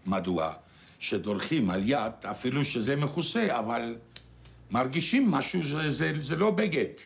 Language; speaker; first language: Hebrew; non-native, fluent; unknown